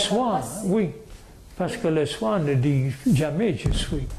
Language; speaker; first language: French; non-native, fluent; English